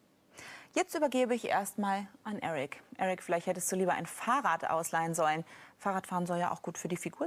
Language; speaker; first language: German; native; German